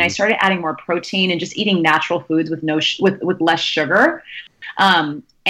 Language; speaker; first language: English; native; English